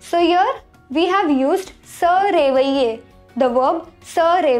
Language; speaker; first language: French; non-native, fluent; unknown